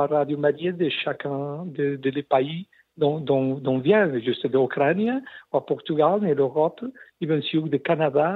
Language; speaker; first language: French; non-native, learner; Portuguese